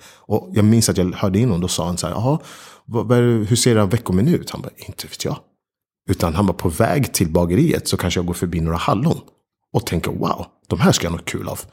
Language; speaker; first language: Swedish; early bilingual, other home language; Ganda